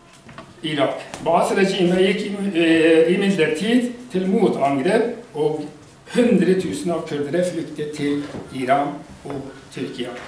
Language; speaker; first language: Norwegian; non-native, fluent; Kurdish